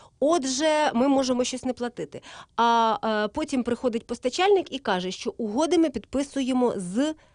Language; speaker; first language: Ukrainian; native; Ukrainian